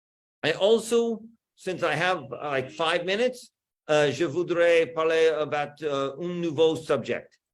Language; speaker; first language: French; non-native, learner; English